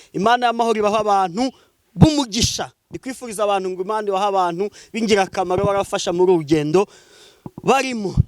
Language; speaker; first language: Kinyarwanda; native; Kinyarwanda